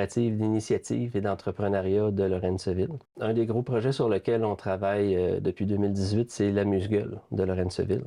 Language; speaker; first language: French; native; French